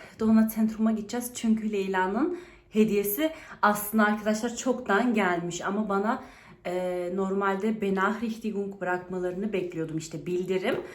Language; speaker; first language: Turkish; early bilingual, heritage; Turkish